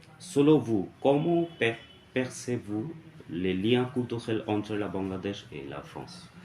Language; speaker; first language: French; non-native, fluent; Bangla